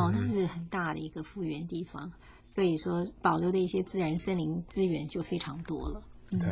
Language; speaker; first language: Chinese; native; Chinese